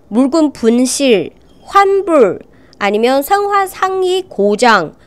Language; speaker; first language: Korean; non-native, local second language; Chinese